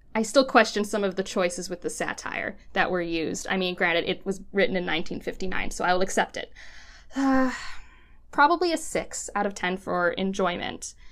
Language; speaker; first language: English; native; English